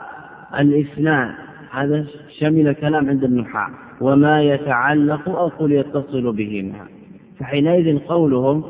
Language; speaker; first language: Arabic; native; Arabic